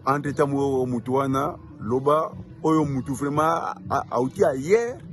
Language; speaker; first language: Lingala; non-native, local second language; Kongo